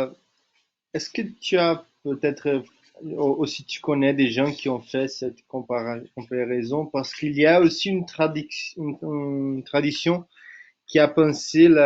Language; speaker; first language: French; non-native, fluent; Portuguese